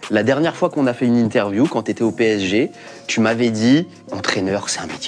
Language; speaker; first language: French; native; French